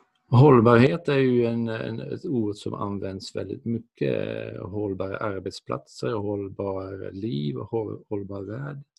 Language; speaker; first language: Swedish; non-native, fluent; Dutch